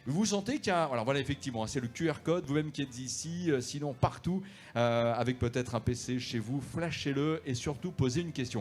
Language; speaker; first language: French; native; French